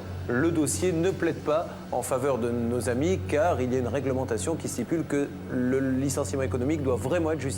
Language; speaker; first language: French; native; French